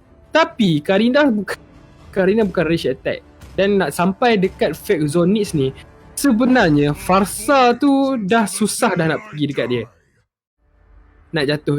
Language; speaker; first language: Malay; native; Malay